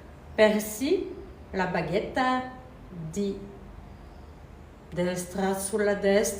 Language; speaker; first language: Italian; non-native, learner; French